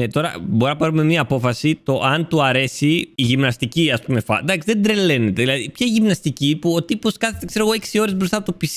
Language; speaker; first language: Greek; native; Greek